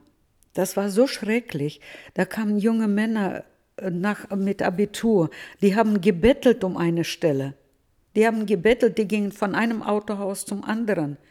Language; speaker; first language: German; early bilingual, heritage; Russian